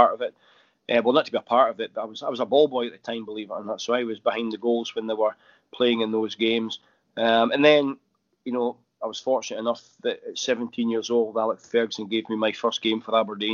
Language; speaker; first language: English; native; English